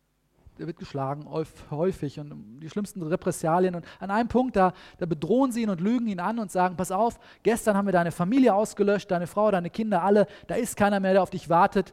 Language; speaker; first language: German; native; German